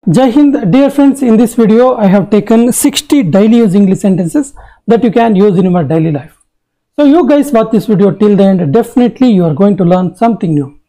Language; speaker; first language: English; non-native, local second language; Kannada